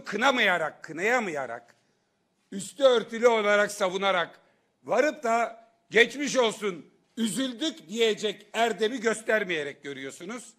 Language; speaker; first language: Turkish; native; Turkish